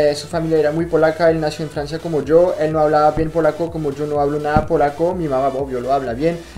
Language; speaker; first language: Spanish; non-native, fluent; French